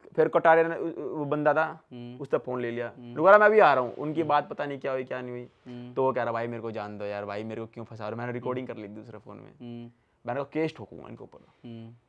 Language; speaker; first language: Hindi; native; Hindi